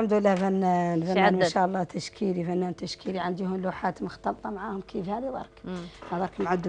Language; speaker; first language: Arabic; native; Arabic